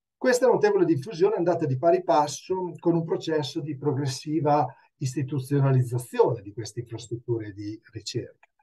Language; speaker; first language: Italian; native; Italian